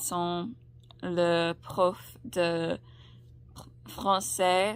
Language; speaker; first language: French; non-native, learner; English